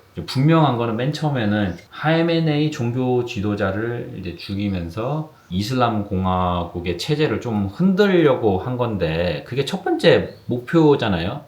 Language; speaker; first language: Korean; native; Korean